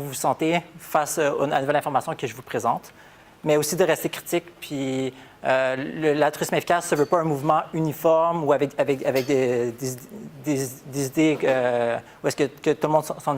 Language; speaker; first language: French; native; French